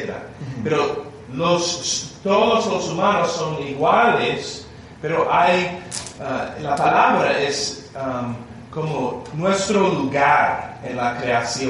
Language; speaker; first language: Spanish; non-native, learner; English